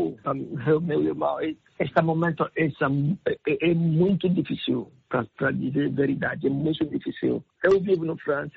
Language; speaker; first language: Portuguese; non-native, learner; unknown